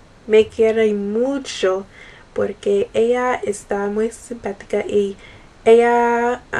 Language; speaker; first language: Spanish; non-native, learner; English